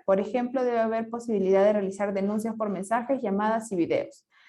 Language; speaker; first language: Spanish; native; Spanish